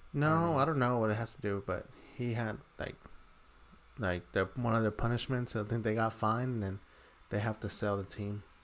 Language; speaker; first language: English; early bilingual, other home language; Spanish